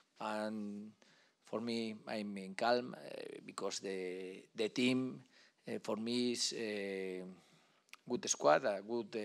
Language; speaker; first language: English; non-native, learner; Spanish